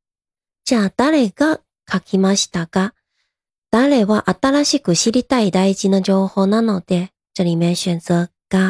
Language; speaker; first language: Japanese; non-native, fluent; Chinese